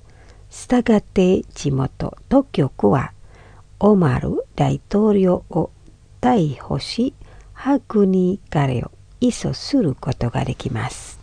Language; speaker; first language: Japanese; non-native, fluent; Indonesian